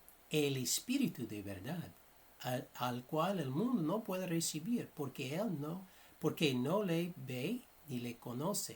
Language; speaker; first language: Spanish; non-native, fluent; English